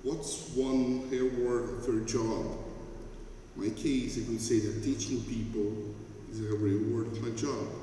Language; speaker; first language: English; non-native, fluent; Portuguese